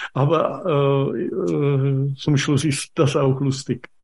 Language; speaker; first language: German; non-native, fluent; Czech